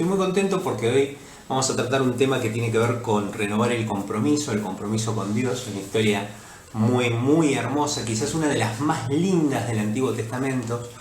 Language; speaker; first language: Spanish; native; Spanish